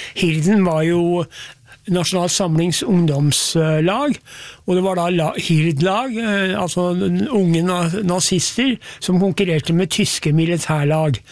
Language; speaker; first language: Norwegian; native; Norwegian